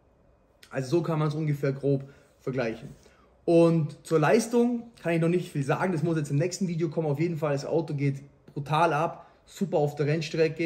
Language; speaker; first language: German; native; German